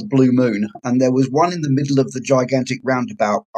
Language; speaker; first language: English; native; English